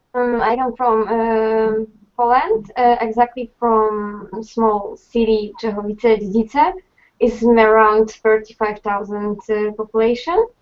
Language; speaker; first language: English; non-native, fluent; Polish